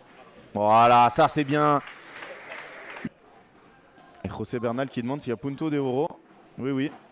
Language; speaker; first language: French; native; French